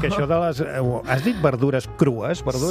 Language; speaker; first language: Catalan; native; Catalan